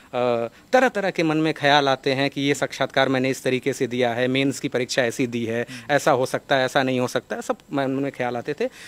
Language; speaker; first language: Hindi; native; Hindi